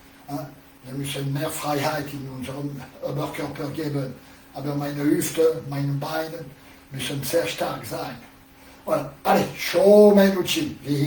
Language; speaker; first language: German; non-native, learner; French